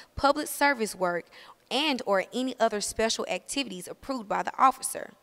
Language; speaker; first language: English; native; English